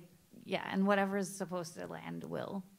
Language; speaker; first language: English; native; English